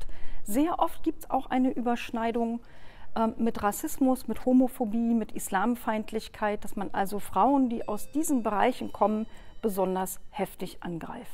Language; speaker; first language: German; native; German